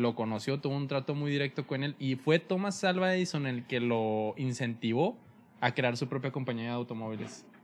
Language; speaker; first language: Spanish; native; Spanish